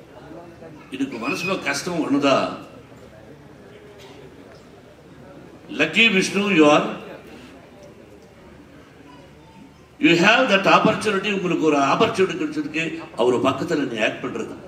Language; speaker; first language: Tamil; non-native, learner; Telugu